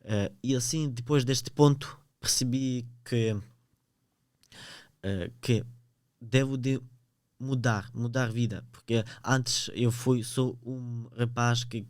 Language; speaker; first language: Portuguese; early bilingual, other home language; Ukrainian